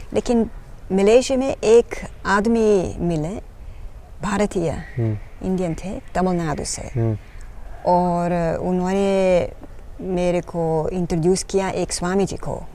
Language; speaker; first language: Hindi; non-native, learner; Dutch